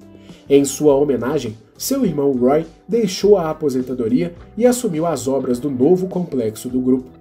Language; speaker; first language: Portuguese; native; Portuguese